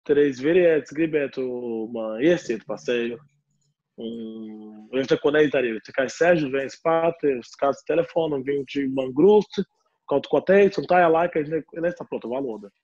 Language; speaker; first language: Latvian; non-native, learner; Portuguese